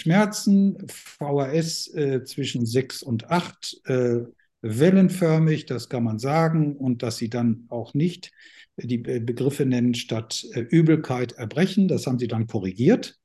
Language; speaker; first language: German; native; German